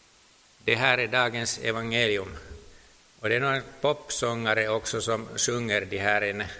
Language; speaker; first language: Swedish; non-native, local second language; Finnish